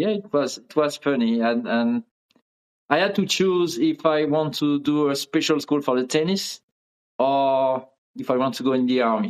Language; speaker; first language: English; non-native, learner; French